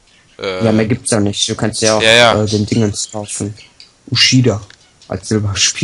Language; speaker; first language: German; native; German